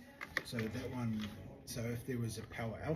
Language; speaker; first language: English; native; English